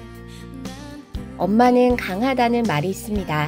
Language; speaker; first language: Korean; native; Korean